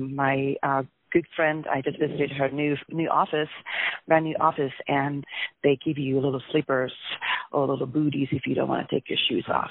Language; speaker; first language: English; non-native, fluent; Finnish